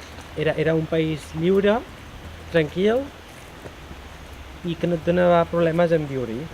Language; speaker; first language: Catalan; early bilingual, other home language; Georgian